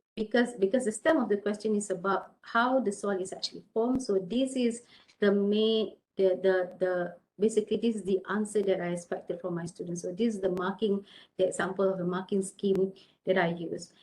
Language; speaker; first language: English; non-native, local second language; Malay